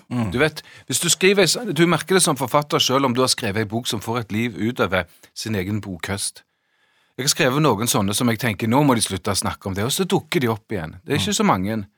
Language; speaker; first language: Norwegian; native; Norwegian